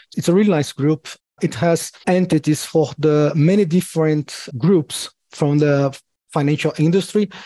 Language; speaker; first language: English; non-native, fluent; Portuguese